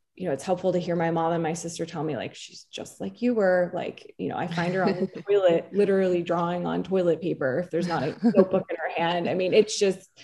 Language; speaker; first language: English; native; English